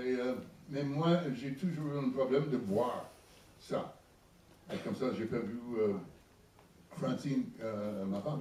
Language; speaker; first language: French; non-native, learner; English